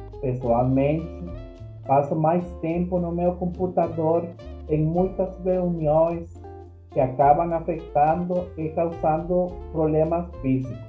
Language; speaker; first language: Portuguese; non-native, learner; Spanish